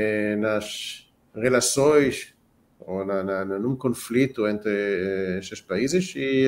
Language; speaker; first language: Portuguese; non-native, fluent; Hebrew